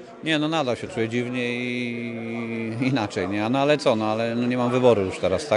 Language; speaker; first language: Polish; native; Polish